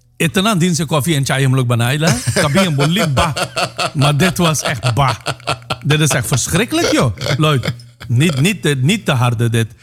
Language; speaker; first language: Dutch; non-native, local second language; Caribbean Hindustani